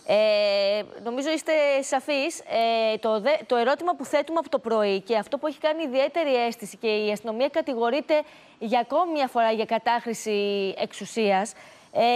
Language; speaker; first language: Greek; native; Greek